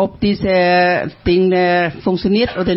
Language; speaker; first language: German; non-native, fluent; Thai